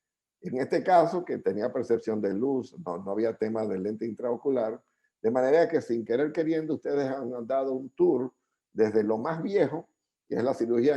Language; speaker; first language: Spanish; native; Spanish